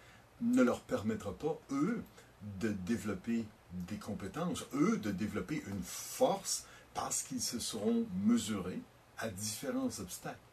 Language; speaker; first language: French; native; French